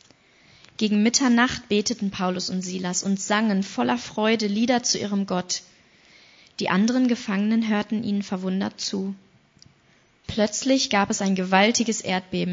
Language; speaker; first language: German; native; German